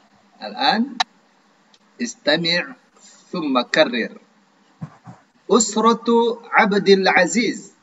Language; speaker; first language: Arabic; non-native, fluent; Indonesian